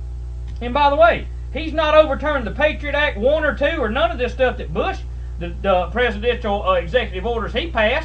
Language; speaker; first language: English; native; English